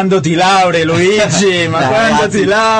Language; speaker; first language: Italian; native; Italian